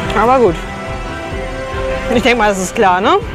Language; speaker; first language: German; native; German